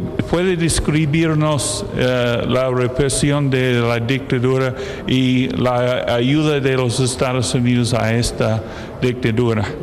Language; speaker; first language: Spanish; non-native, fluent; English